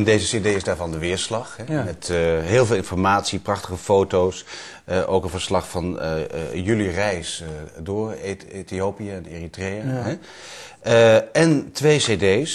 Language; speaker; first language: Dutch; native; Dutch